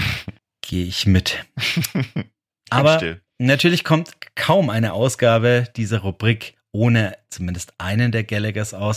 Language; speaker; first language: German; native; German